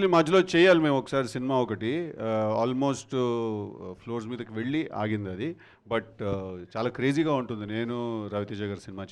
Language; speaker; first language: Telugu; native; Telugu